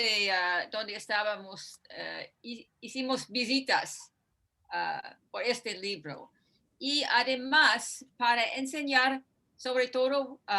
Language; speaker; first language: Spanish; non-native, fluent; English